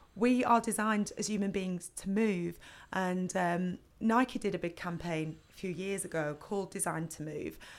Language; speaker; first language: English; native; English